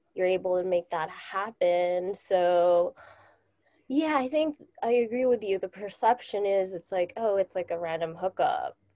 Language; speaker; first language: English; non-native, fluent; Japanese